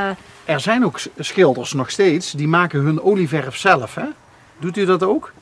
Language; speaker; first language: Dutch; native; Dutch